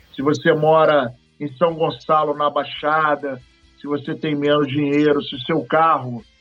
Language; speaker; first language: Portuguese; native; Portuguese